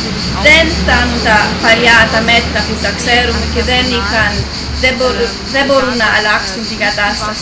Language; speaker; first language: Greek; early bilingual, heritage; Greek